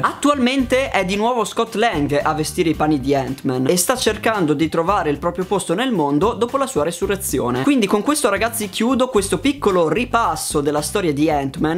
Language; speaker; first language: Italian; native; Italian